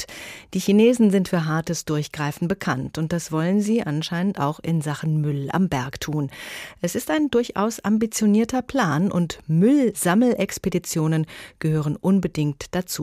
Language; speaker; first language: German; native; German